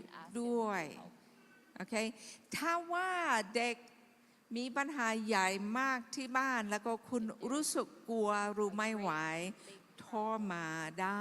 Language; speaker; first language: Thai; non-native, fluent; English